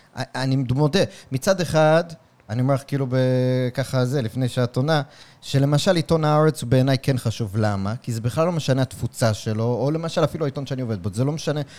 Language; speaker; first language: Hebrew; native; Hebrew